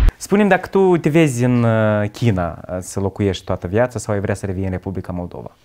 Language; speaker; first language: Romanian; native; Romanian